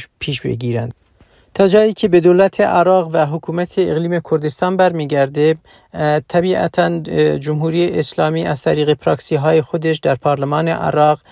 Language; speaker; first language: Persian; non-native, local second language; Central Kurdish